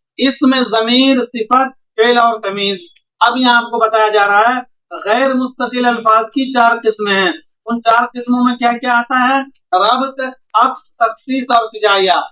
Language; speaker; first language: Hindi; native; Hindi